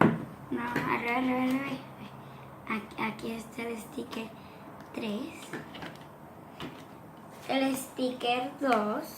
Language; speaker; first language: Spanish; early bilingual, heritage; Spanish